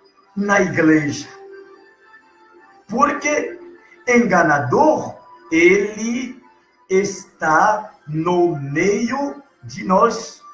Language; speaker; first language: Portuguese; non-native, learner; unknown